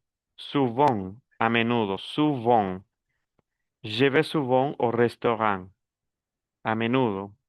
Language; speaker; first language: French; non-native, fluent; Spanish